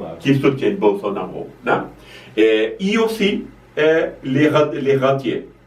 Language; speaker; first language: French; non-native, fluent; Portuguese